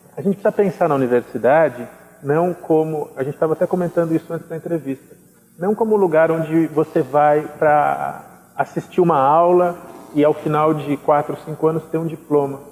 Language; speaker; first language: Portuguese; native; Portuguese